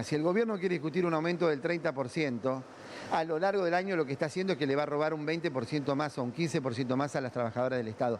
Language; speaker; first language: Spanish; native; Spanish